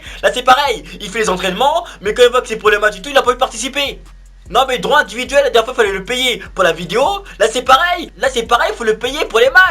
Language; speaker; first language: French; native; French